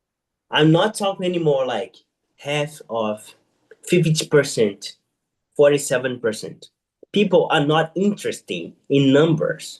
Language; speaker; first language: English; non-native, fluent; Portuguese